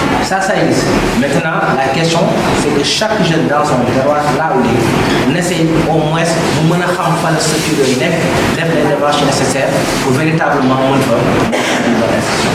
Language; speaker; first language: French; non-native, local second language; Wolof